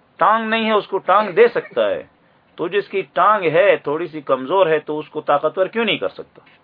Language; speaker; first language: Urdu; native; Urdu